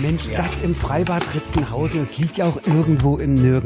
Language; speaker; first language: German; native; German